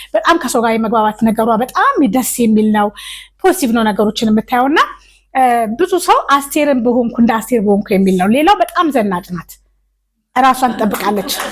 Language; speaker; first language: Amharic; native; Amharic